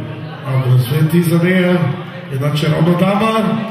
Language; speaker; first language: Bulgarian; non-native, local second language; Turkish